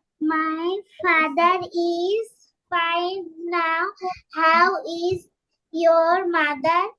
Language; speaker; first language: English; non-native, learner; Bangla